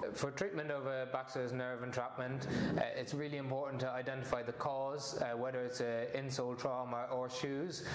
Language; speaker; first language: English; native; English